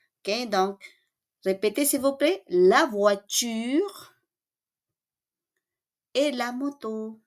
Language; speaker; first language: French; non-native, fluent; Filipino